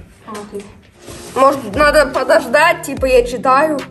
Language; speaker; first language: Russian; early bilingual, heritage; Russian